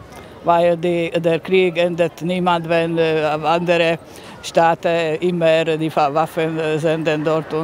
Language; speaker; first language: German; non-native, learner; Slovak